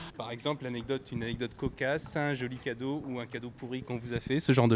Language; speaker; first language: French; native; French